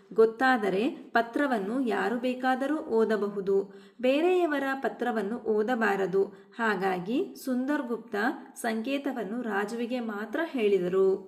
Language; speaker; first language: Kannada; native; Kannada